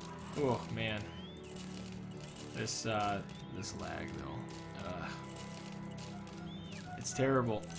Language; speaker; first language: English; native; English